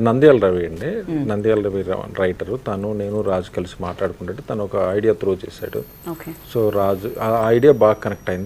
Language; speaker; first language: Telugu; native; Telugu